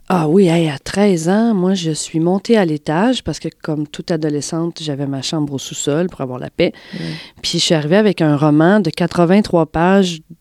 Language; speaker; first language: French; native; French